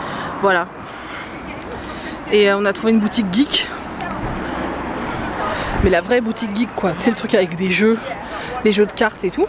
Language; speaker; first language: French; native; French